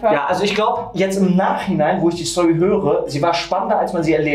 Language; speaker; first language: German; native; German